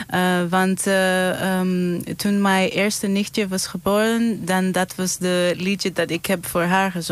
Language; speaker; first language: Dutch; non-native, learner; Greek